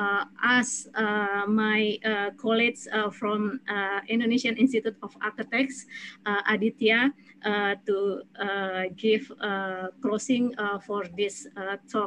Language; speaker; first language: English; non-native, fluent; Indonesian